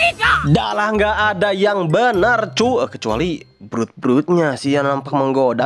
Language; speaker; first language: Indonesian; native; Indonesian